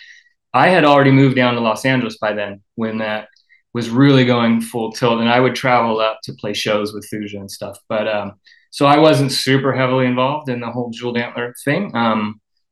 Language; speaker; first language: English; native; English